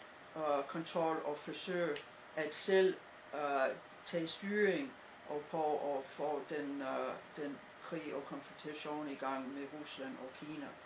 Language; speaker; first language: Danish; non-native, fluent; English